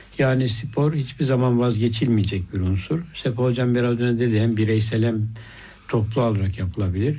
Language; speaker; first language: Turkish; native; Turkish